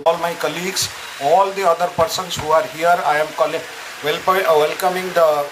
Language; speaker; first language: English; non-native, local second language; Malayalam